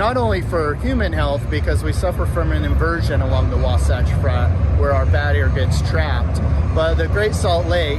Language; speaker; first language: English; native; English